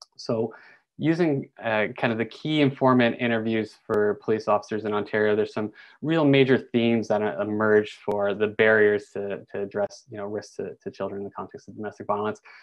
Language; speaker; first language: English; native; English